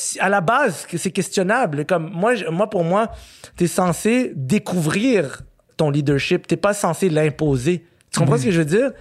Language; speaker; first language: French; early bilingual, other home language; Arabic